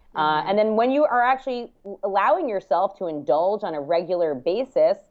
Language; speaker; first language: English; native; English